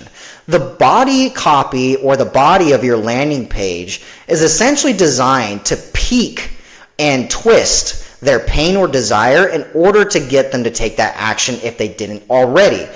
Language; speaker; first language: English; native; English